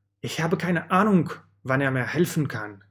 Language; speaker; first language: German; non-native, fluent; Russian